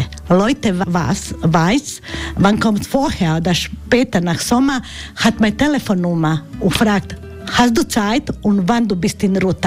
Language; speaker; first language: German; non-native, learner; Croatian